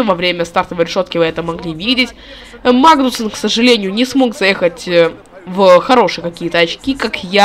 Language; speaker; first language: Russian; native; Russian